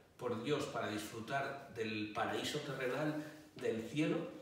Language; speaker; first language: Spanish; native; Spanish